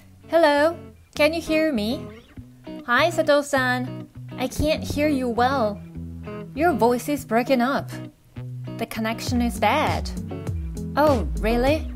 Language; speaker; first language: English; non-native, fluent; Japanese